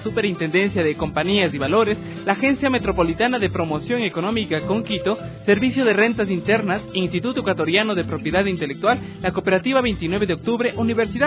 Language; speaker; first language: Spanish; native; Spanish